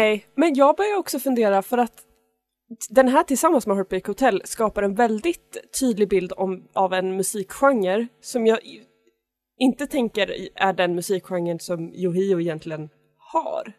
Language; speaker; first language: Swedish; native; Swedish